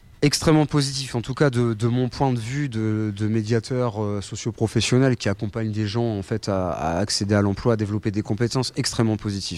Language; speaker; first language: French; native; French